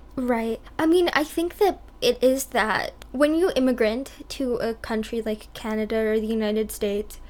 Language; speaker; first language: English; early bilingual, other home language; Hindi